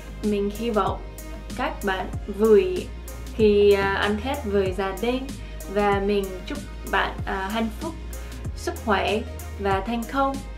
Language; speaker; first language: Vietnamese; non-native, learner; English